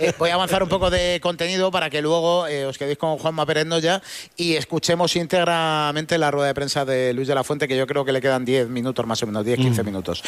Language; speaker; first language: Spanish; native; Spanish